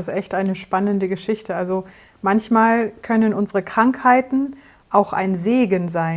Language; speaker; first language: German; native; German